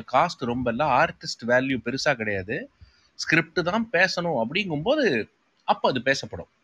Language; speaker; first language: Tamil; native; Tamil